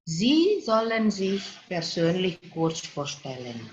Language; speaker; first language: German; non-native, fluent; Indonesian